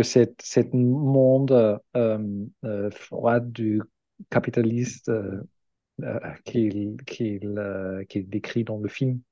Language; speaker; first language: French; non-native, fluent; German